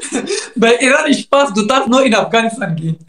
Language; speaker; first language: German; non-native, learner; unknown